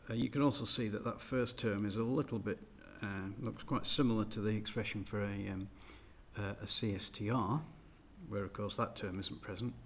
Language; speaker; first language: English; native; English